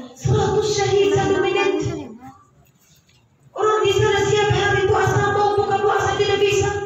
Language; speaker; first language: Indonesian; non-native, learner; Arabic